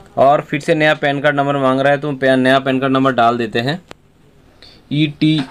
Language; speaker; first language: Hindi; non-native, local second language; Bangla